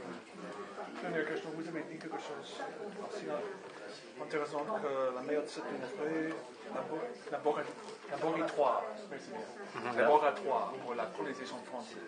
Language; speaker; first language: French; non-native, learner; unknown